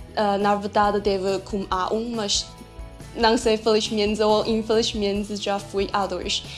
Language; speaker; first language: Portuguese; non-native, learner; Chinese